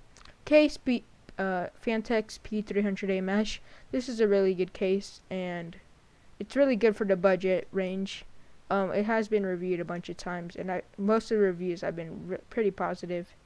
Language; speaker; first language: English; native; English